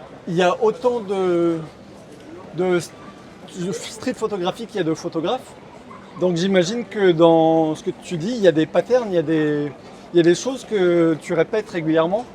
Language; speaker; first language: French; native; French